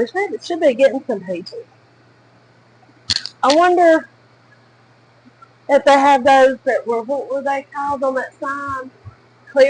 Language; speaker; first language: English; native; English